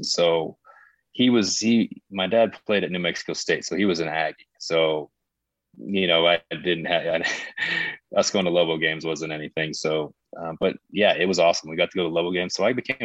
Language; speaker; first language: English; native; English